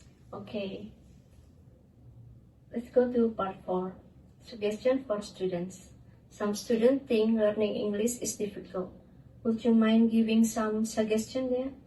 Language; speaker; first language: English; non-native, learner; Indonesian